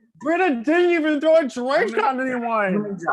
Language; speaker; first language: English; native; English